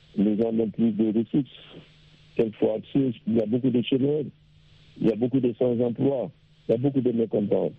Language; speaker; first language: French; non-native, local second language; Wolof